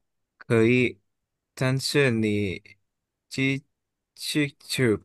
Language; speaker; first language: Chinese; non-native, learner; Indonesian